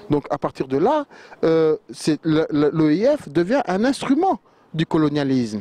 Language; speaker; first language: French; non-native, local second language; Wolof